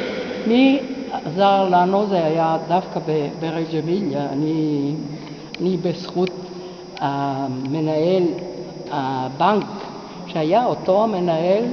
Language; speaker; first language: Hebrew; non-native, fluent; Italian